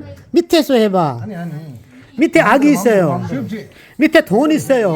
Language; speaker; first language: Korean; non-native, learner; Urdu